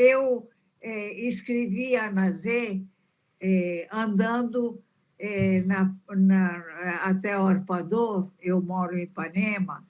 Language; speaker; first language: Portuguese; early bilingual, other home language; Italian